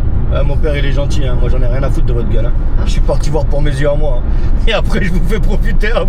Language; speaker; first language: French; native; French